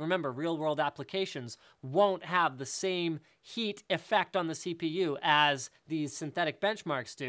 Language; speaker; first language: English; native; English